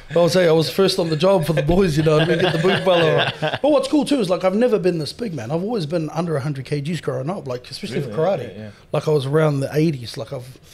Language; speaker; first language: English; native; English